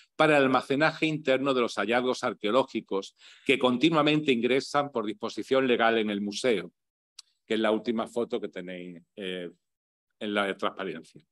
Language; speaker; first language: Spanish; native; Spanish